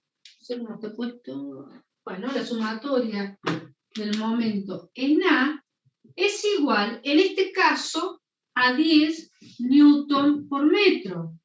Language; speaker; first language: Spanish; native; Spanish